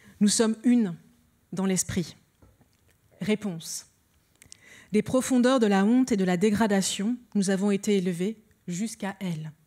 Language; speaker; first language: French; early bilingual, other home language; Lingala